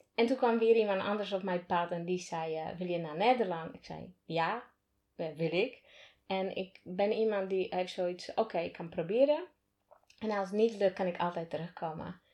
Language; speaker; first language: Dutch; non-native, fluent; Slovak